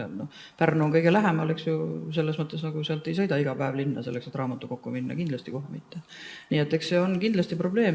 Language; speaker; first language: Estonian; native; Estonian